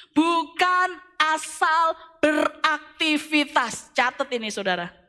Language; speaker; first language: Indonesian; native; Indonesian